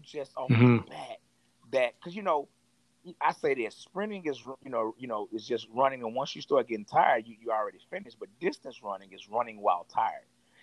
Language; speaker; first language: English; native; English